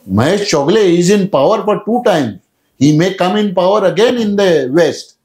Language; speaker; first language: Hindi; non-native, local second language; Urdu